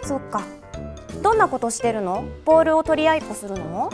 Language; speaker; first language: Japanese; native; Japanese